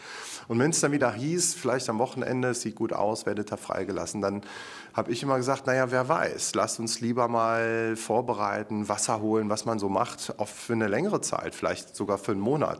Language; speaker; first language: German; native; German